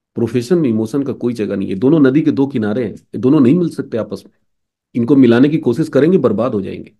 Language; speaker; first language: Hindi; native; Hindi